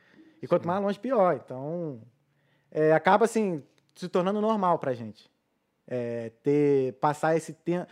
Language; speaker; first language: Portuguese; native; Portuguese